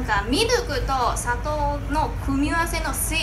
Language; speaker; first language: Japanese; non-native, fluent; Chinese